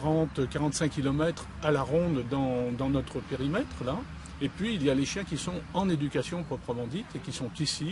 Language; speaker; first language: French; native; French